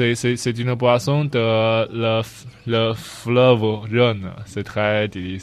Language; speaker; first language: French; non-native, learner; Chinese